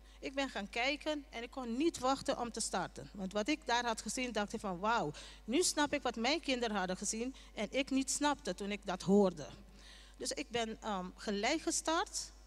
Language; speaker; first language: Dutch; non-native, local second language; Papiamento